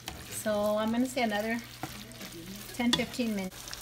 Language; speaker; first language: English; early bilingual, other home language; Spanish